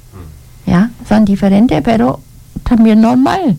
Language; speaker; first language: Spanish; non-native, learner; German